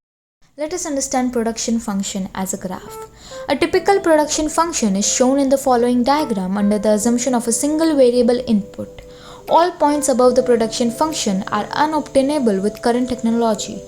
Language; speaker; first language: English; non-native, local second language; Gujarati